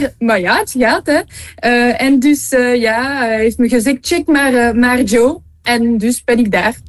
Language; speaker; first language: Dutch; non-native, local second language; French